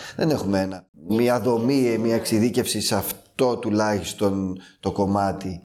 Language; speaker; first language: Greek; native; Greek